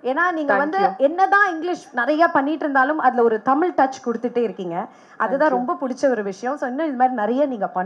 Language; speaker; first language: Tamil; native; Tamil